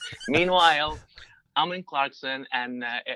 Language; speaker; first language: English; non-native, fluent; Arabic